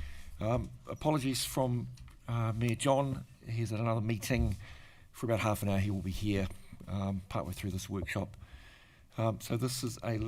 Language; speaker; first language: English; native; English